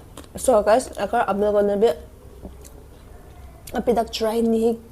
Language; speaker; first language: Hindi; non-native, local second language; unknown